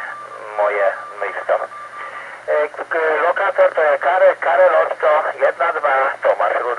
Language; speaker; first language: Polish; native; Polish